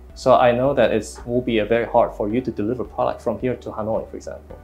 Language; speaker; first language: English; non-native, fluent; Korean